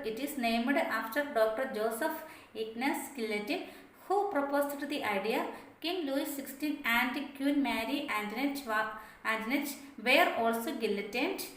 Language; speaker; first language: English; non-native, local second language; Malayalam